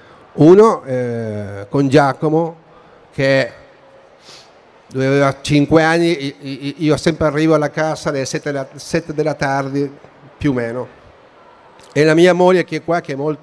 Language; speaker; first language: Italian; non-native, fluent; Spanish